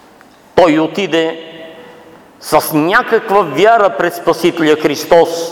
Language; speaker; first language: Bulgarian; native; Bulgarian